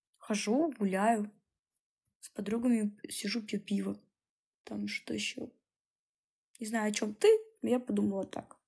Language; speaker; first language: Russian; native; Russian